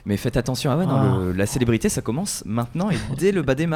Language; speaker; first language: French; native; French